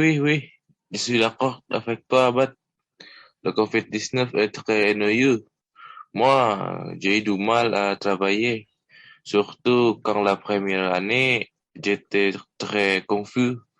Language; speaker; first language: French; non-native, learner; Indonesian